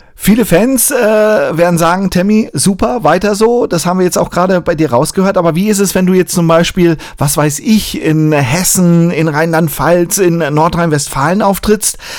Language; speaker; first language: German; native; German